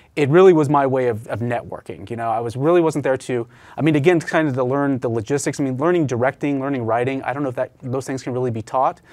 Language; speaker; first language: English; native; English